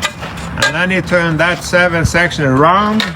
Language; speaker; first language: English; non-native, fluent; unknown